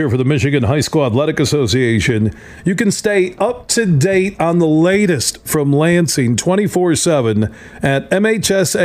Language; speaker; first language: English; native; English